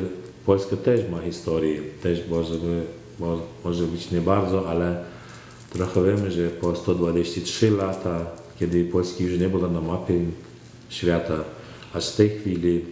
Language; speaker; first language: Polish; non-native, learner; Turkmen